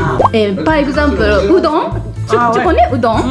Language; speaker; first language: French; non-native, learner; Japanese